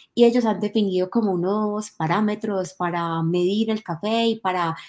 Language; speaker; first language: Spanish; native; Spanish